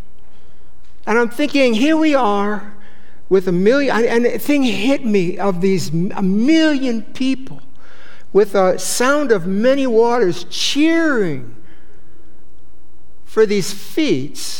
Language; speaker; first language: English; native; English